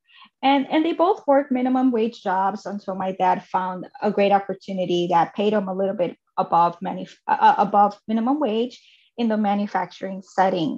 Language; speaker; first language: English; native; English